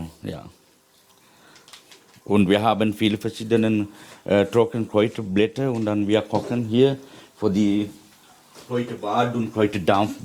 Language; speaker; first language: German; non-native, learner; Sinhala